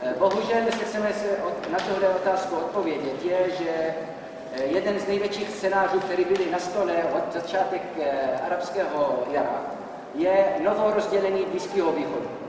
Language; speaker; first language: Czech; non-native, fluent; Arabic